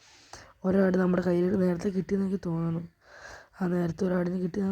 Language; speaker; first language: Malayalam; native; Malayalam